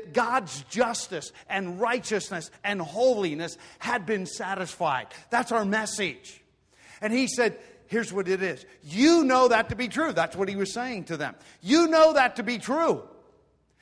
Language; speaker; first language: English; native; English